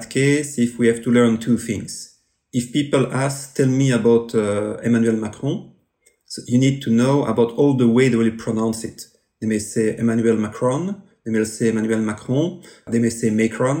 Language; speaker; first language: English; non-native, fluent; French